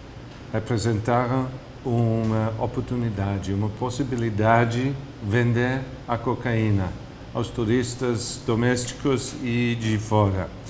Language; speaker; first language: Portuguese; non-native, fluent; English